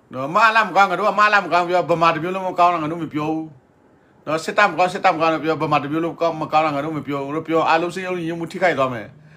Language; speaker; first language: Burmese; non-native, local second language; S'gaw Karen